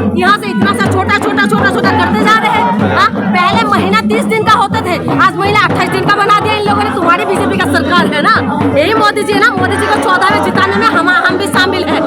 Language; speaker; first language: Hindi; non-native, local second language; Assamese